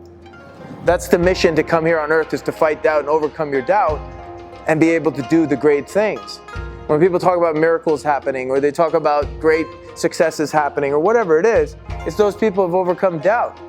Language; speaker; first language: English; native; English